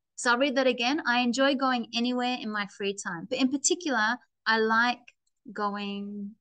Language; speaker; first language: English; native; English